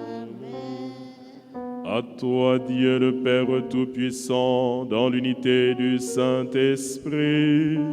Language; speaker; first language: French; non-native, local second language; Haitian Creole